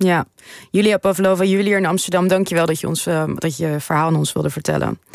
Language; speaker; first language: Dutch; native; Dutch